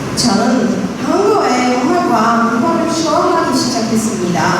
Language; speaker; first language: Korean; non-native, learner; Portuguese